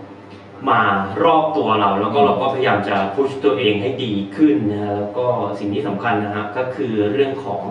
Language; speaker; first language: Thai; native; Thai